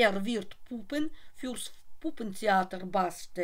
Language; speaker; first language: German; non-native, fluent; Russian